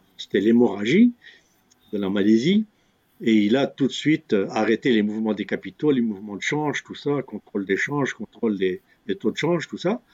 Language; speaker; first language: French; non-native, local second language; Kabyle